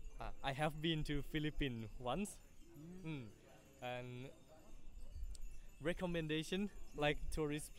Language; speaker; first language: English; non-native, learner; Thai